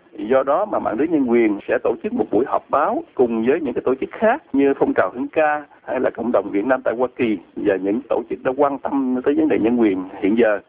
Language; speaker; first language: Vietnamese; native; Vietnamese